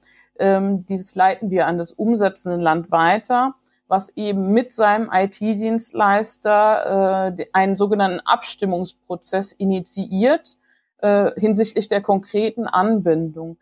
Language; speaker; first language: German; native; German